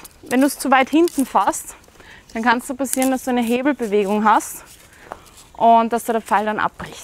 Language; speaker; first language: German; native; German